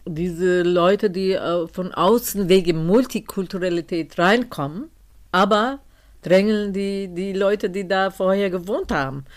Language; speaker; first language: German; non-native, fluent; Turkish